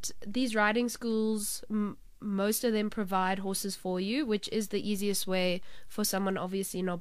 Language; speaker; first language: English; native; English